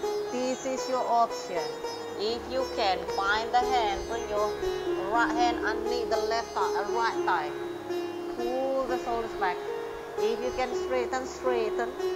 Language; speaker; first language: English; non-native, fluent; Indonesian